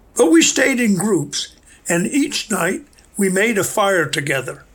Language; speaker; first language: English; native; English